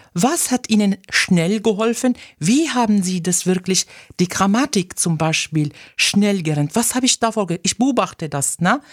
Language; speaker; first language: German; non-native, fluent; Arabic